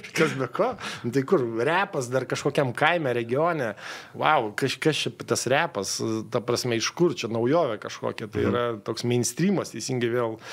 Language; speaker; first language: Lithuanian; native; Lithuanian